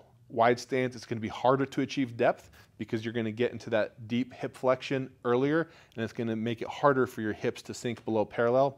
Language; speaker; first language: English; native; English